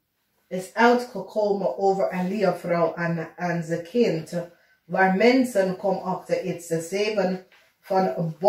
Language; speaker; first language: Dutch; non-native, fluent; English